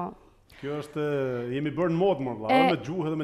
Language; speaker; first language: Albanian; native; Albanian